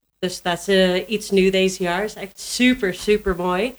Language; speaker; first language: Dutch; non-native, learner; English